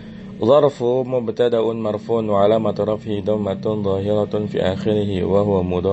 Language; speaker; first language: Arabic; non-native, fluent; Indonesian